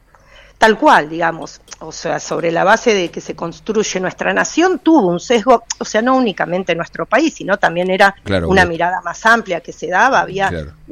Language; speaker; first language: Spanish; native; Spanish